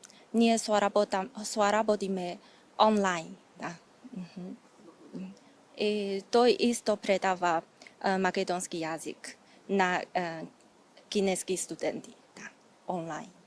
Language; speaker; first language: Macedonian; non-native, fluent; Chinese